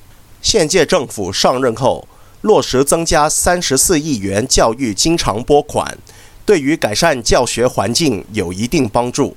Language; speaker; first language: Chinese; non-native, local second language; Cantonese